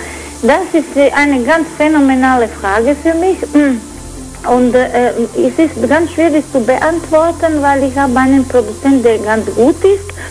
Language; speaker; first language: German; non-native, fluent; Croatian